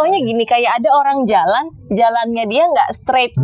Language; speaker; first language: Indonesian; native; Indonesian